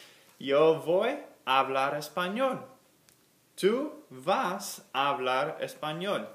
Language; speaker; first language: Spanish; non-native, fluent; English